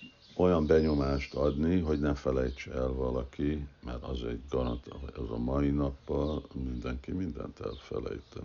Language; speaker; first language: Hungarian; early bilingual, heritage; Hungarian